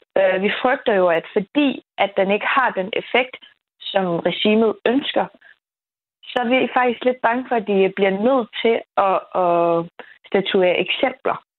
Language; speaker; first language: Danish; early bilingual, other home language; Kurdish